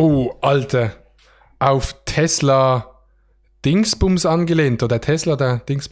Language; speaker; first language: German; native; German